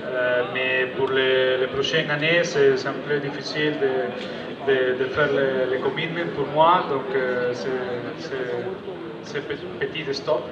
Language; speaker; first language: French; non-native, fluent; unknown